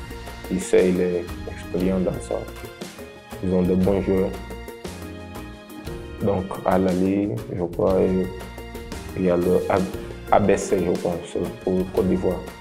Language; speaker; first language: French; non-native, fluent; Portuguese